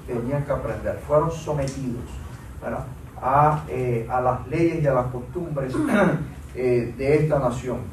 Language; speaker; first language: Spanish; native; Spanish